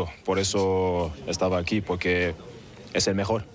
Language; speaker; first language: Spanish; non-native, learner; German